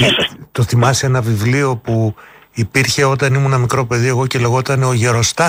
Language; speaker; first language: Greek; native; Greek